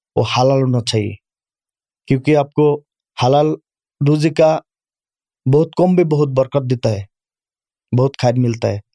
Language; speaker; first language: Urdu; non-native, learner; Bangla